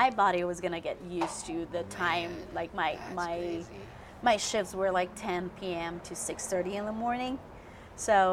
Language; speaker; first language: English; non-native, fluent; Spanish